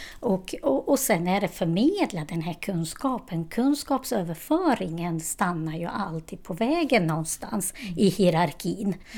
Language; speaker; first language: Swedish; non-native, fluent; Albanian